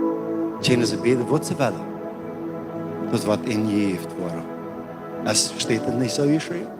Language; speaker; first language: German; non-native, learner; Plautdietsch